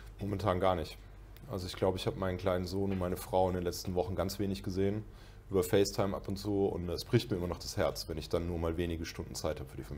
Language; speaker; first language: German; native; German